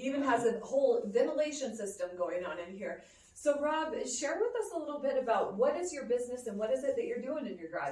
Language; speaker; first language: English; native; English